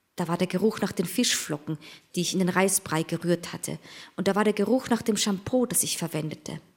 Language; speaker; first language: German; native; German